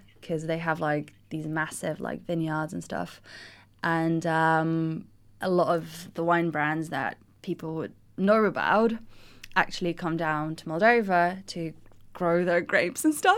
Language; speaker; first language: English; non-native, fluent; Russian